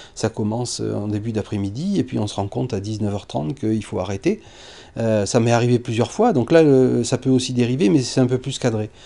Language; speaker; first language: French; native; French